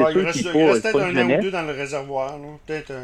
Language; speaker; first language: French; native; French